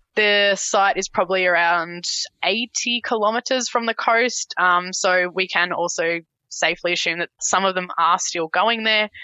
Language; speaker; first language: English; native; English